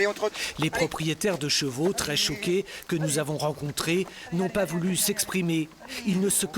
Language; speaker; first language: French; native; French